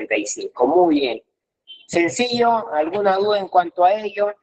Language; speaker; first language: Spanish; native; Spanish